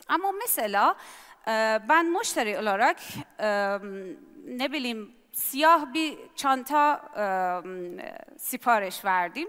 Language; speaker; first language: Turkish; non-native, learner; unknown